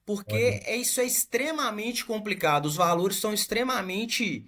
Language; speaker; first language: Portuguese; native; Portuguese